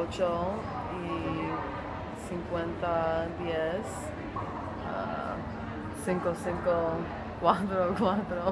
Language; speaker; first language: Spanish; non-native, learner; English